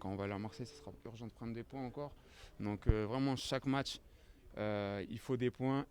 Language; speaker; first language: French; native; French